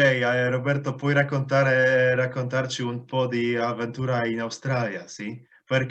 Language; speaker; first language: Italian; non-native, fluent; Polish